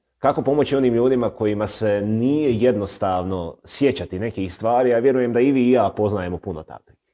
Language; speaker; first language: Croatian; native; Croatian